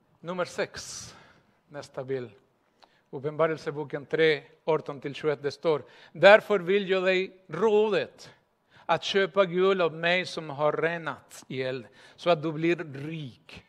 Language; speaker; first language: Swedish; non-native, fluent; Spanish